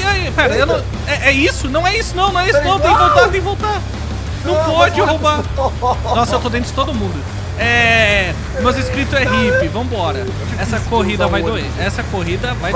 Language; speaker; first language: Portuguese; native; Portuguese